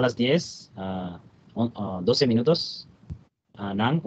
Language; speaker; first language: Filipino; non-native, learner; Bangla